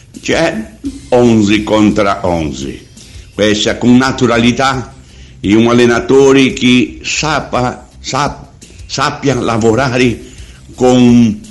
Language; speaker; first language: Italian; non-native, learner; Portuguese